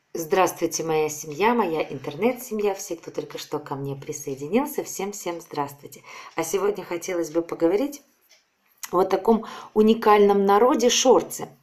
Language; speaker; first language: Russian; native; Russian